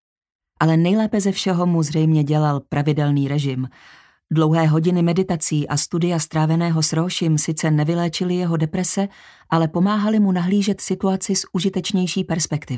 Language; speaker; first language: Czech; native; Czech